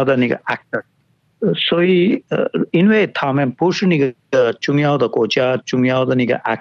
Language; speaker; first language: Chinese; non-native, fluent; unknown